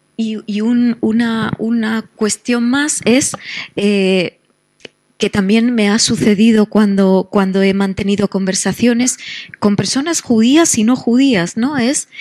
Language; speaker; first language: Spanish; native; Spanish